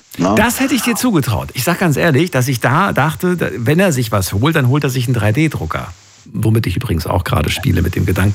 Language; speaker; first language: German; native; German